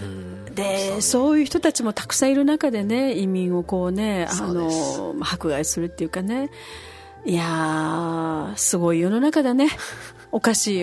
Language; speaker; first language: Japanese; native; Japanese